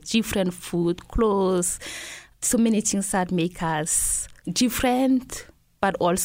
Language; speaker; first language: English; non-native, fluent; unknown